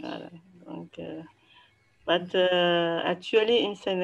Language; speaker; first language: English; non-native, learner; French